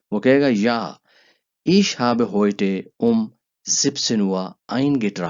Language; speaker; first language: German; non-native, learner; Urdu